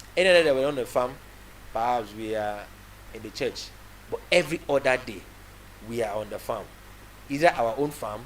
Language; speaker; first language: English; non-native, local second language; Yoruba